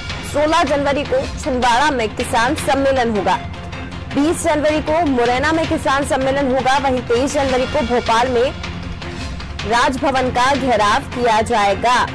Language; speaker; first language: Hindi; native; Hindi